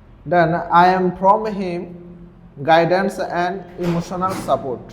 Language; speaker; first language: English; non-native, learner; Bangla